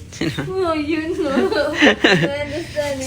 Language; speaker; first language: English; non-native, learner; Indonesian